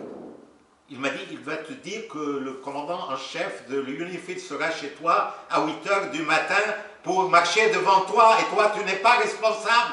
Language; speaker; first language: French; non-native, local second language; Arabic